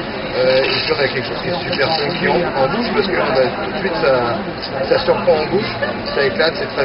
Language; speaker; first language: French; native; French